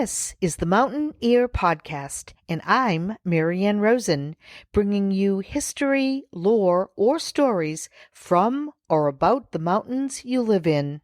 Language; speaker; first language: English; native; English